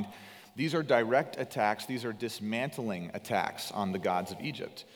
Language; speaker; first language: English; native; English